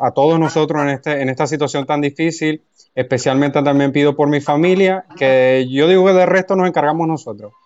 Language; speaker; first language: Spanish; native; Spanish